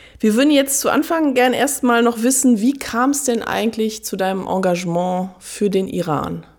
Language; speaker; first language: German; native; German